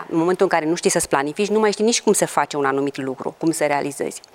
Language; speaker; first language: Romanian; native; Romanian